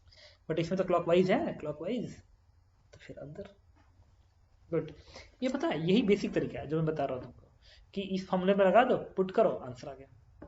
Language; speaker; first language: Hindi; native; Hindi